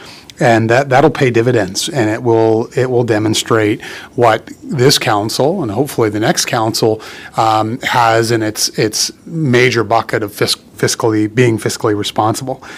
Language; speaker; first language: English; native; English